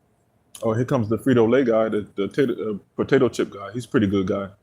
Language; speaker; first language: English; native; English